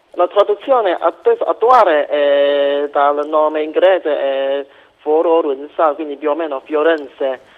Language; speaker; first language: Italian; non-native, fluent; Chinese